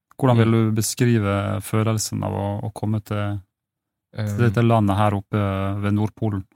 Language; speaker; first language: Norwegian; native; Norwegian